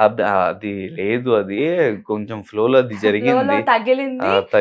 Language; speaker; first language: Telugu; non-native, local second language; Hindi